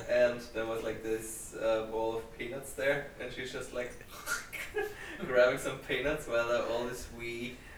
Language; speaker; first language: English; non-native, fluent; German